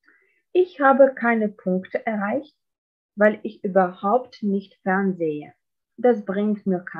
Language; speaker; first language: German; non-native, fluent; Russian